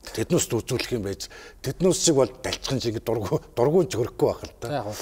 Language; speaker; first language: Mongolian; native; Mongolian